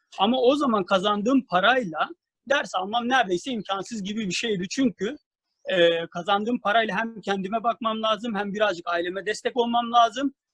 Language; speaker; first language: Turkish; native; Turkish